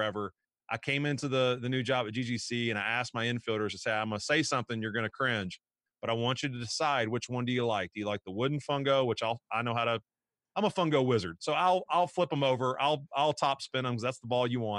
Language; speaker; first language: English; native; English